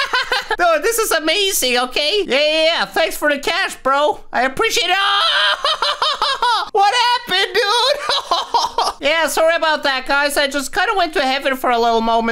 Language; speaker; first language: English; native; English